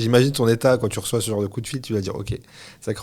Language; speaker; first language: French; native; French